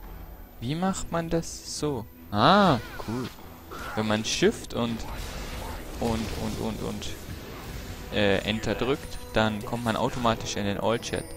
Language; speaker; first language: German; native; German